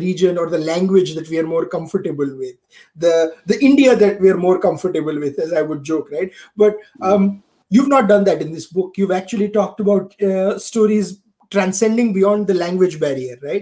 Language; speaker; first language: English; non-native, local second language; Gujarati